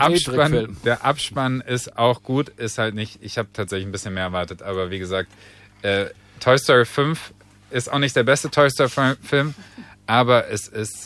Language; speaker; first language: German; native; German